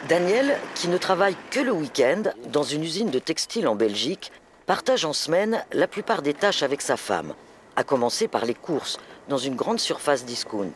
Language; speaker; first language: French; native; French